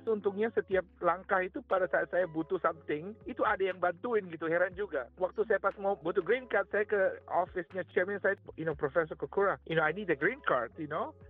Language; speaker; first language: Indonesian; native; Indonesian